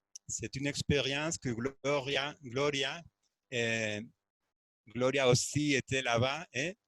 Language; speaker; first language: French; non-native, fluent; Spanish